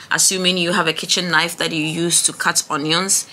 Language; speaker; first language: English; non-native, local second language; Ewe